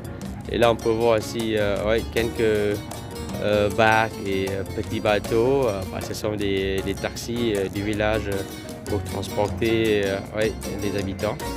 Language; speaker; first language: French; non-native, fluent; Vietnamese